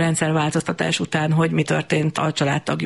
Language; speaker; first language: Hungarian; native; Hungarian